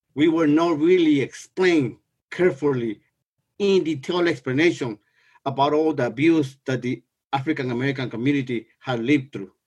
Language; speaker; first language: English; non-native, fluent; Spanish